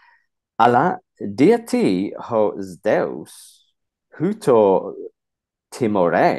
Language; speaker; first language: Greek; non-native, fluent; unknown